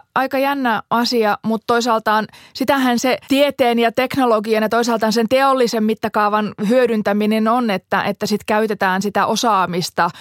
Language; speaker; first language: Finnish; native; Finnish